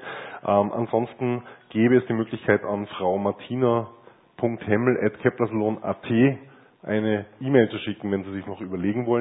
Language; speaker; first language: German; native; German